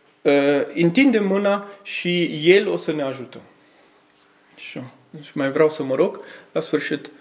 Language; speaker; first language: Romanian; early bilingual, heritage; Romanian